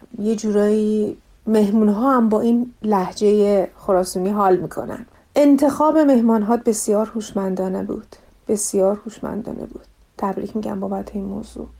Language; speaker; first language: Persian; native; Persian